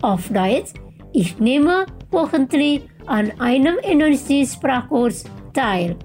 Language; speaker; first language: German; non-native, fluent; Indonesian